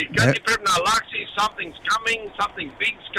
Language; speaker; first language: Greek; early bilingual, heritage; Greek